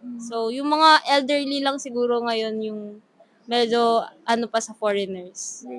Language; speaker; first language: Filipino; non-native, local second language; Bikol